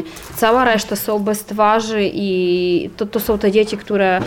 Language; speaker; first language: Polish; non-native, learner; Ukrainian